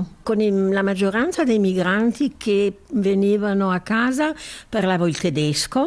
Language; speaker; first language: Italian; native; Italian